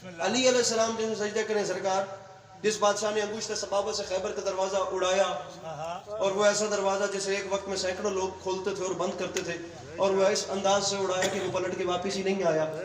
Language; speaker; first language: Urdu; non-native, local second language; Punjabi